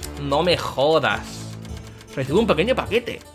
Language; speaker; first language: Spanish; native; Spanish